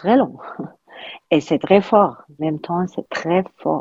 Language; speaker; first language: French; non-native, learner; Arabic